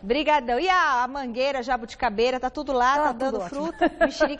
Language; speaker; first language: Portuguese; native; Portuguese